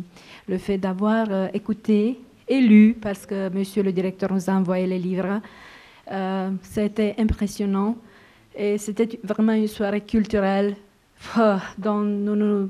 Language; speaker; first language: French; non-native, fluent; Romanian